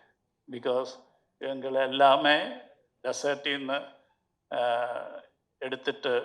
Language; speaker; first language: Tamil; non-native, learner; Malayalam